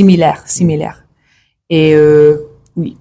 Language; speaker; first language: French; non-native, learner; English